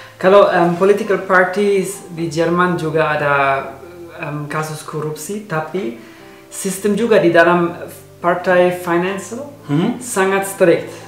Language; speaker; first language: Indonesian; non-native, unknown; German